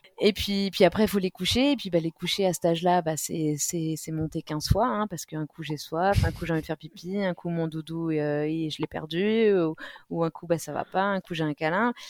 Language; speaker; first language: French; native; French